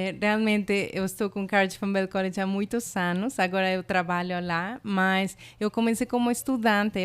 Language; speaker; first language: Portuguese; non-native, fluent; Spanish